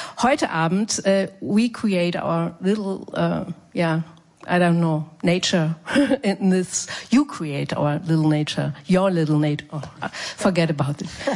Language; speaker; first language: English; non-native, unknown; German